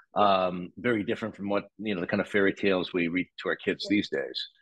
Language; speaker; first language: English; native; English